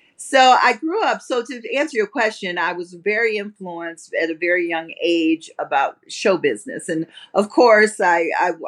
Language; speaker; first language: English; native; English